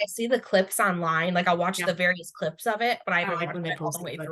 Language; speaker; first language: English; native; English